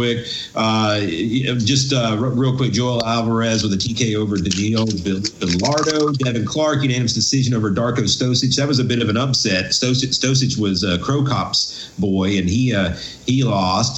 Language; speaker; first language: English; native; English